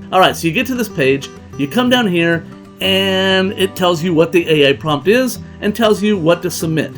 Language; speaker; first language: English; native; English